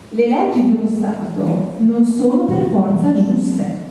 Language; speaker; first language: Italian; native; Italian